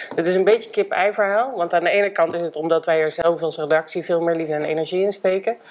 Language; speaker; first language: Dutch; native; Dutch